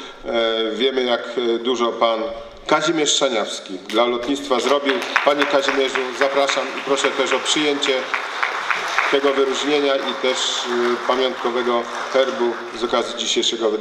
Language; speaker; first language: Polish; native; Polish